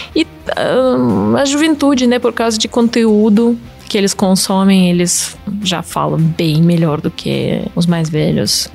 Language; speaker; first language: Portuguese; non-native, fluent; Russian